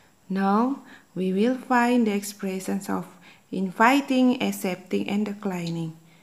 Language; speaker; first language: English; non-native, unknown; Indonesian